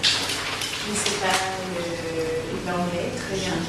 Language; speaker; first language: French; non-native, learner; Korean